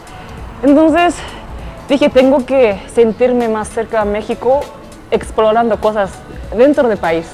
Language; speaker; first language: Spanish; non-native, fluent; Japanese